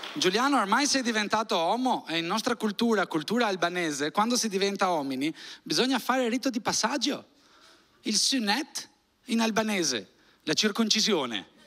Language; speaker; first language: Italian; early bilingual, other home language; Albanian